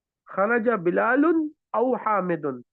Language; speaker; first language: Arabic; non-native, fluent; Urdu